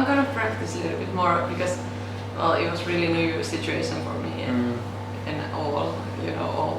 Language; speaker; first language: English; non-native, fluent; Finnish